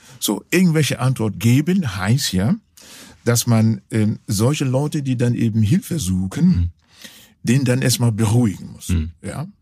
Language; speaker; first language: German; non-native, fluent; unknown